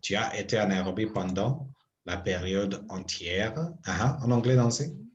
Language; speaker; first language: French; non-native, fluent; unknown